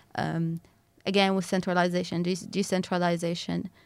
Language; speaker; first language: English; non-native, fluent; Arabic